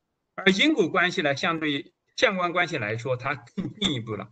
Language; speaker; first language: Chinese; native; Chinese